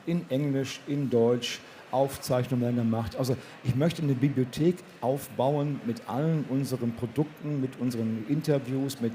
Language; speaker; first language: German; native; German